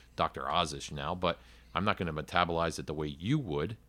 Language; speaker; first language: English; native; English